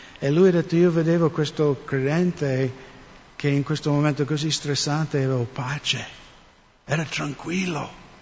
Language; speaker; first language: Italian; non-native, fluent; English